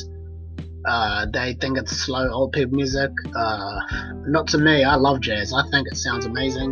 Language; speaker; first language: English; native; English